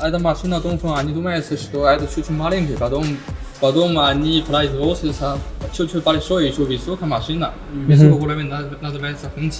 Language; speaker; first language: Russian; non-native, learner; Chinese